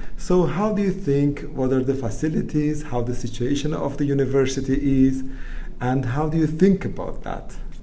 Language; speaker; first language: English; non-native, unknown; Persian